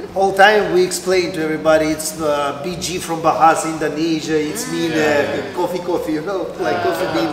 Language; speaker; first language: English; non-native, learner; Russian